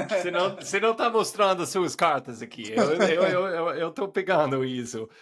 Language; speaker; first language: Portuguese; non-native, fluent; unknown